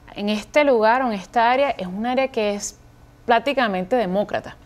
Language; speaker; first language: Spanish; native; Spanish